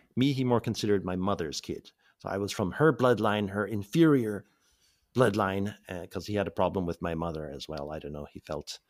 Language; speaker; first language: English; native; English